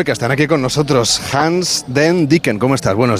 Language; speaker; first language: Spanish; native; Spanish